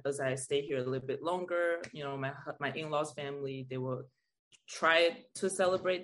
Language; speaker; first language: English; non-native, fluent; Chinese